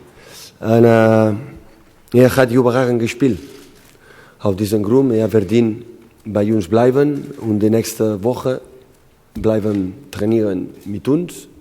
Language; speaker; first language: German; non-native, learner; Spanish